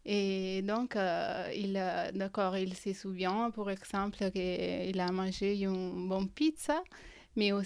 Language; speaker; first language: French; non-native, fluent; Italian